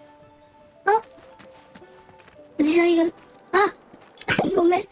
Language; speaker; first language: Japanese; native; Japanese